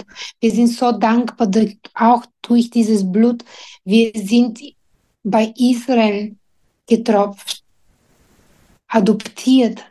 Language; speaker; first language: German; non-native, fluent; Bulgarian